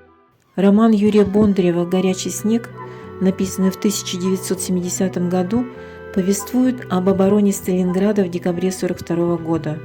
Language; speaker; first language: Russian; native; Russian